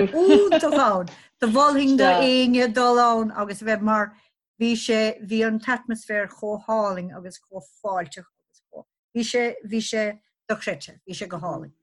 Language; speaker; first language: Irish; native; Irish